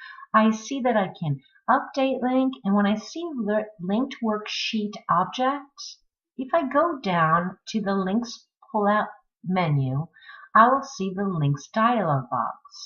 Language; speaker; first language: English; native; English